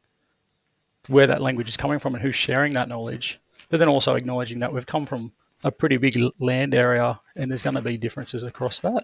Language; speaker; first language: English; native; English